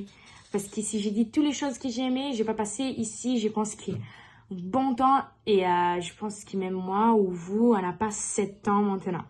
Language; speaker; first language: French; non-native, learner; Portuguese